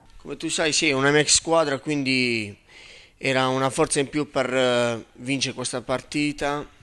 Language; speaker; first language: Italian; native; Italian